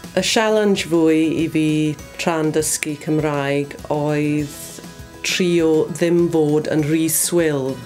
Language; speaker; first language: Welsh; non-native, learner; English